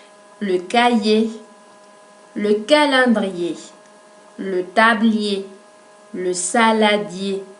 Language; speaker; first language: French; non-native, fluent; Spanish